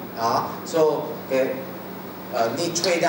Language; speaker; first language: Thai; non-native, learner; Chinese